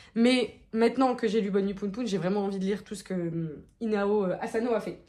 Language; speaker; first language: French; native; French